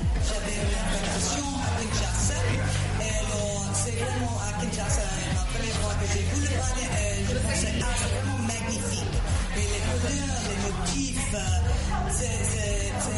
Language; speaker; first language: French; non-native, fluent; English